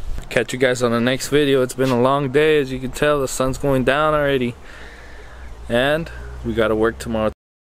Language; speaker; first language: English; early bilingual, other home language; Spanish